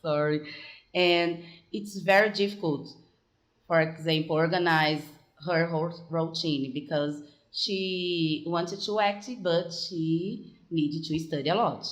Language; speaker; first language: English; non-native, fluent; Portuguese